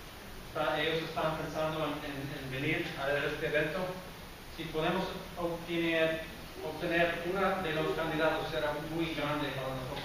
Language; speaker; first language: Spanish; non-native, fluent; English